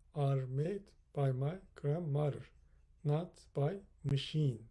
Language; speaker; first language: English; non-native, fluent; Turkish